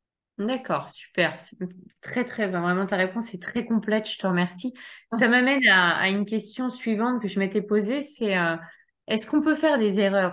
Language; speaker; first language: French; native; French